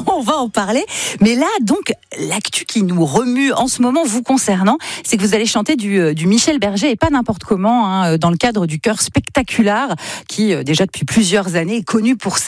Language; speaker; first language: French; native; French